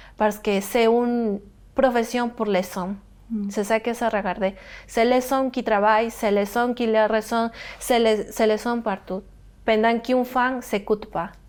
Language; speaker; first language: French; non-native, learner; Spanish